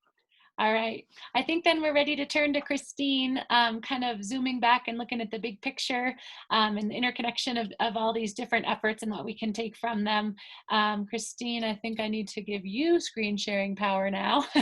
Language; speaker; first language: English; native; English